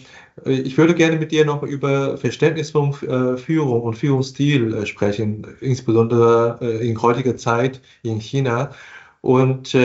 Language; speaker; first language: German; non-native, fluent; Chinese